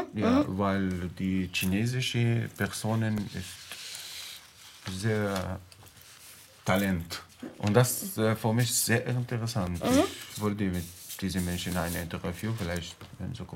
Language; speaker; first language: German; non-native, learner; Arabic